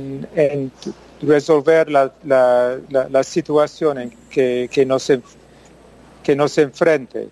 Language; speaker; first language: Spanish; non-native, fluent; English